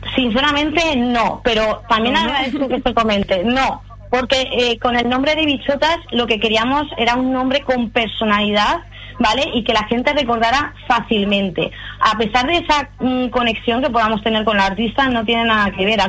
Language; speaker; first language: Spanish; native; Spanish